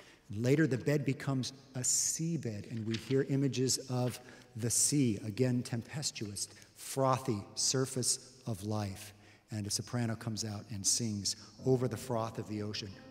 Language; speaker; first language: English; native; English